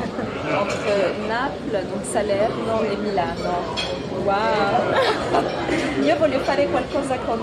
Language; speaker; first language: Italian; non-native, fluent; French